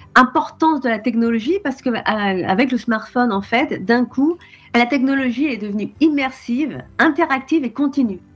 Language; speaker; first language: French; native; French